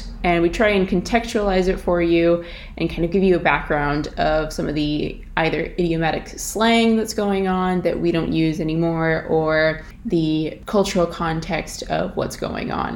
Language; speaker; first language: English; native; English